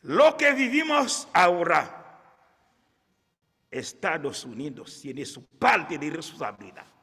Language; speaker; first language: Spanish; non-native, fluent; Haitian Creole